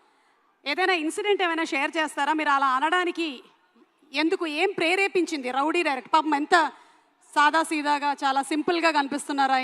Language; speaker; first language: Telugu; native; Telugu